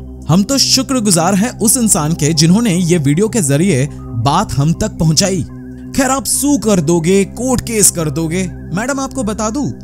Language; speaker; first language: Hindi; non-native, local second language; Bangla